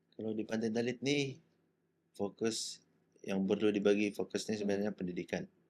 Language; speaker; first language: Malay; native; Malay